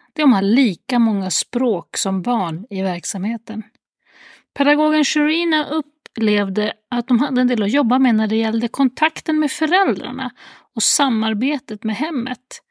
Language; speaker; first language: Swedish; native; Swedish